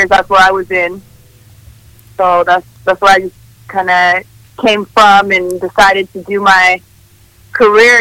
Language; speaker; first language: English; early bilingual, other home language; Spanish